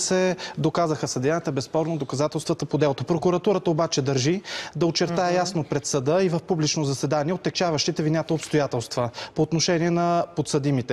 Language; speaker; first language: Bulgarian; native; Bulgarian